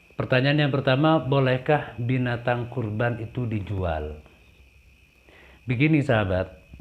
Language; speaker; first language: Indonesian; non-native, local second language; Madurese